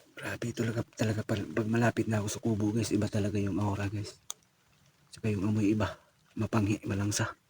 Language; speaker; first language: Filipino; non-native, local second language; Cebuano